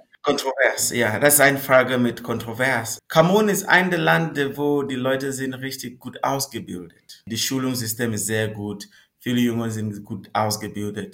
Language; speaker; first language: German; non-native, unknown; Northern Sotho